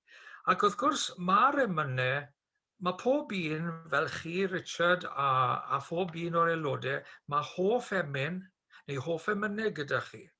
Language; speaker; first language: Welsh; native; Welsh